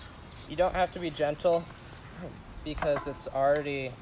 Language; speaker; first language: English; native; English